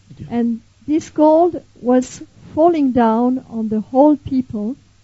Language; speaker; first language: English; non-native, fluent; French